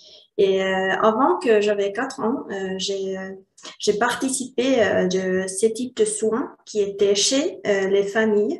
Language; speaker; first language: French; non-native, learner; Finnish